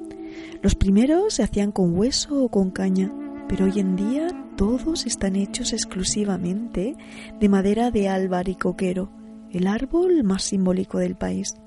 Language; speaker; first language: Spanish; native; Spanish